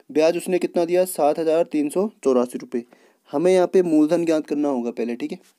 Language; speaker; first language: Hindi; native; Hindi